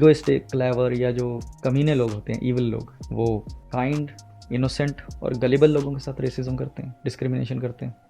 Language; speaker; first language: Hindi; native; Hindi